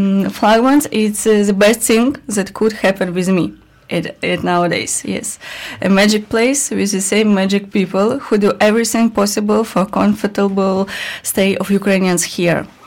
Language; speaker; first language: English; non-native, learner; Russian